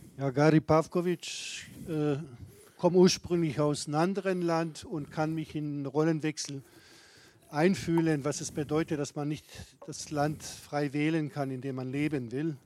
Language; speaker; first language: German; non-native, fluent; Bosnian